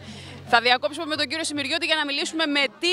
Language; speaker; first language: Greek; native; Greek